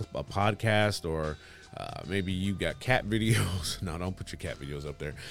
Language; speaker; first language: English; native; English